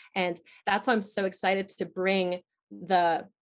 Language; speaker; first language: English; native; English